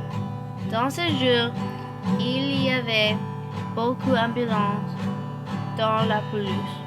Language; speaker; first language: French; non-native, learner; English